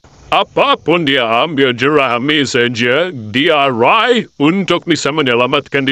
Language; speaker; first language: Indonesian; native; Indonesian